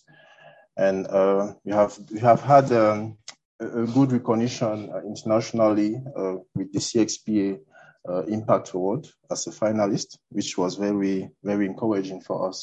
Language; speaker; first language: English; non-native, local second language; French